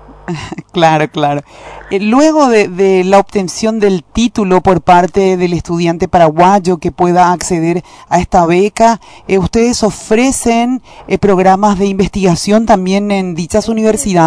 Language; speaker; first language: Spanish; native; Spanish